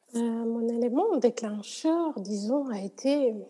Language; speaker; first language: French; non-native, local second language; Wolof